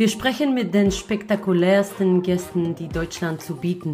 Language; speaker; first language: German; non-native, fluent; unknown